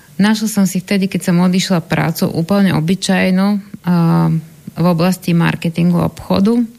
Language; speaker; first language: Slovak; non-native, fluent; Bulgarian